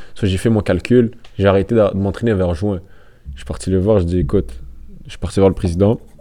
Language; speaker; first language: French; native; French